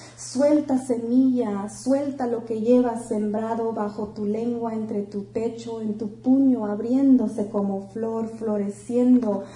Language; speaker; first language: Spanish; early bilingual, heritage; Spanish